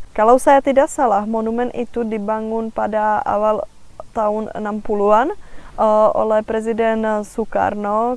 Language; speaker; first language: Indonesian; non-native, fluent; Czech